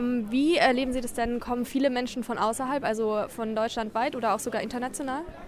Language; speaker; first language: German; native; German